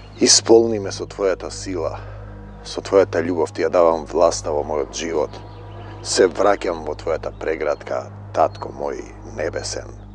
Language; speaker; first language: Macedonian; native; Macedonian